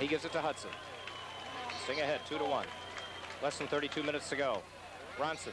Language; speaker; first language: English; native; English